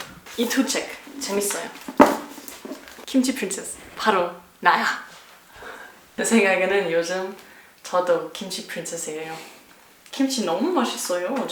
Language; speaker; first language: Korean; non-native, learner; German